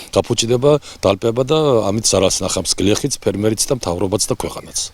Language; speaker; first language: Georgian; native; Georgian